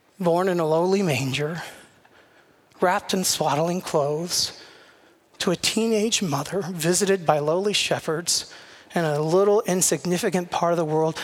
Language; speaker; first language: English; native; English